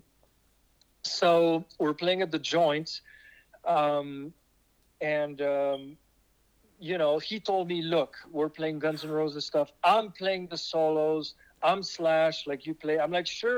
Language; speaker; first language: English; non-native, fluent; French